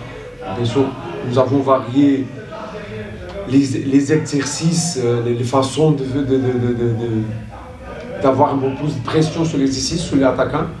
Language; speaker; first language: French; non-native, fluent; Portuguese